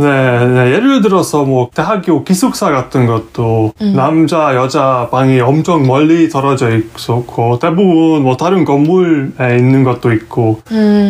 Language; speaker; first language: Korean; non-native, fluent; Hungarian